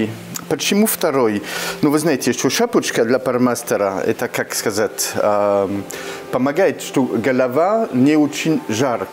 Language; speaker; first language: Russian; non-native, fluent; French